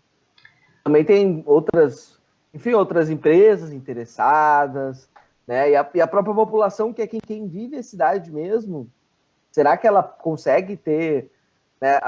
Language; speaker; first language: Portuguese; native; Portuguese